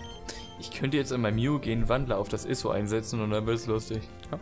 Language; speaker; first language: German; native; German